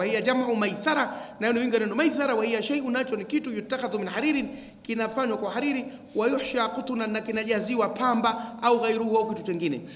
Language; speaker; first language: Swahili; native; Swahili